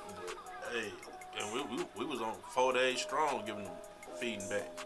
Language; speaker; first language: English; native; English